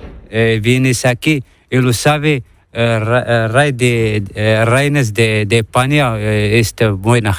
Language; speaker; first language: Spanish; non-native, learner; Arabic